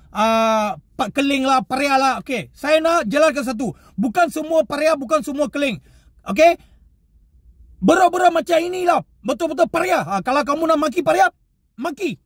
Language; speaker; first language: Malay; non-native, local second language; Tamil